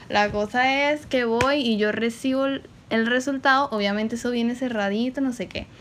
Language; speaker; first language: Spanish; native; Spanish